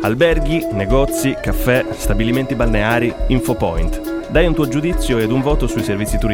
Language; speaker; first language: Italian; native; Italian